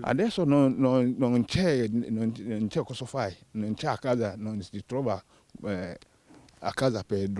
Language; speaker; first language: Italian; non-native, learner; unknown